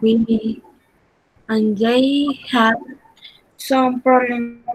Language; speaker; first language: English; non-native, learner; Spanish